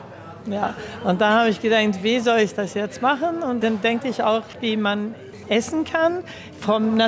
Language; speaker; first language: German; early bilingual, heritage; German